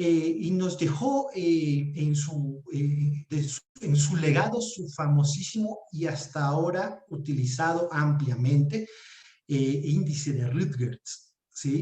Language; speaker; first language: Spanish; native; Spanish